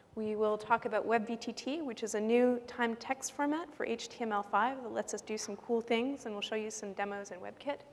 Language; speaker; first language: English; native; English